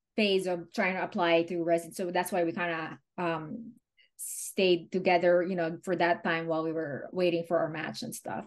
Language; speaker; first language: English; non-native, local second language; Filipino